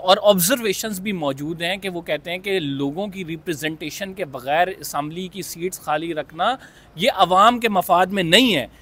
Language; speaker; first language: Urdu; native; Urdu